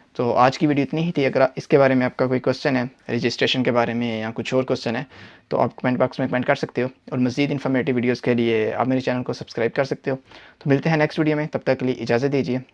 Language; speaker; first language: Hindi; non-native, local second language; Punjabi